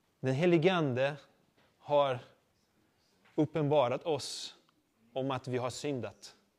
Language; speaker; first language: Swedish; non-native, fluent; Portuguese